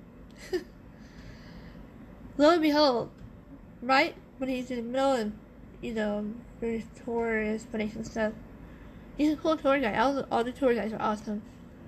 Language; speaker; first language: English; native; English